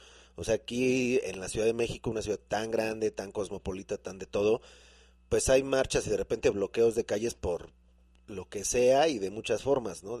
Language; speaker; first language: Spanish; native; Spanish